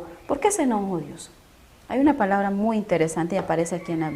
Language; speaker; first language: Spanish; native; Spanish